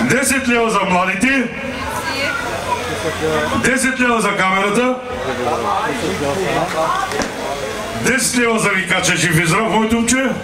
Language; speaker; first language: Bulgarian; non-native, local second language; Turkish